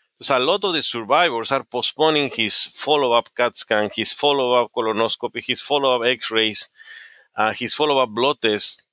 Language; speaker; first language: English; non-native, fluent; Spanish